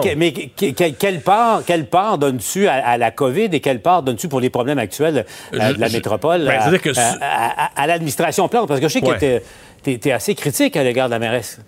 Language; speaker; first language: French; native; French